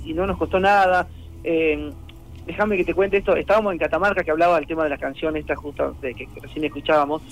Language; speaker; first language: Spanish; native; Spanish